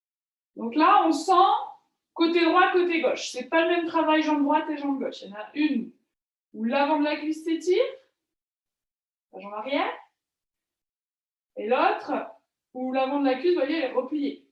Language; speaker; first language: French; native; French